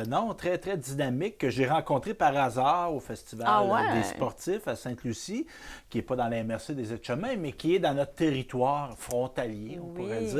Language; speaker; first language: French; native; French